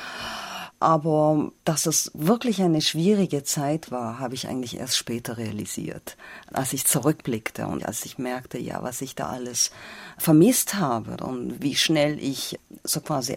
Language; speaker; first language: German; non-native, fluent; Persian